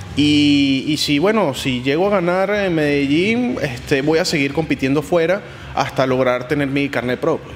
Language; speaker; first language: Spanish; native; Spanish